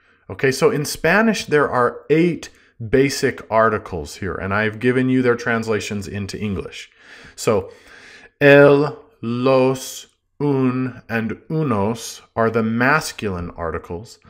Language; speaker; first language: English; native; English